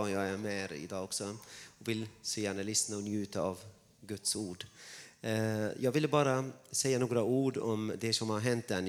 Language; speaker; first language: Swedish; non-native, fluent; Arabic